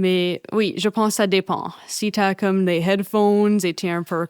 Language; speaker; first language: French; non-native, fluent; English